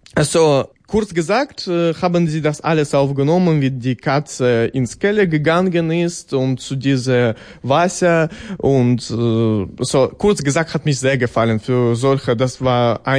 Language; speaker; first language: German; non-native, learner; Ukrainian